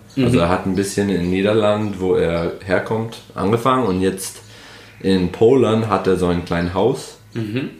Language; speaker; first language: German; non-native, fluent; English